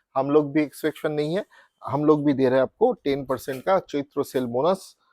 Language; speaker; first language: Hindi; non-native, local second language; Bangla